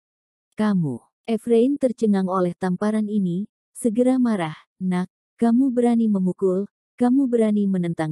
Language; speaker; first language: Indonesian; native; Indonesian